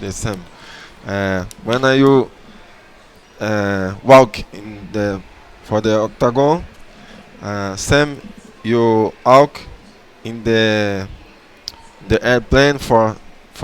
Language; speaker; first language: English; non-native, learner; Portuguese